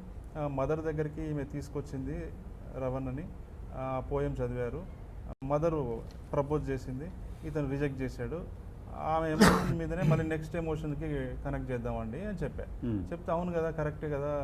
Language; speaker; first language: Telugu; native; Telugu